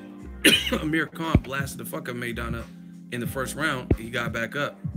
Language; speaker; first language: English; native; English